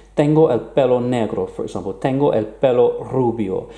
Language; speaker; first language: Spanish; non-native, fluent; English